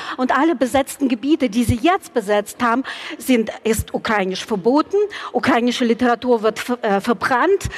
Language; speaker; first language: German; non-native, fluent; Ukrainian